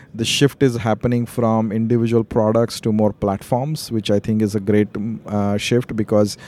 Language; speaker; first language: English; non-native, local second language; Marathi